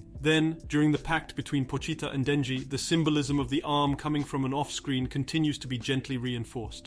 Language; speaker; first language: English; non-native, fluent; French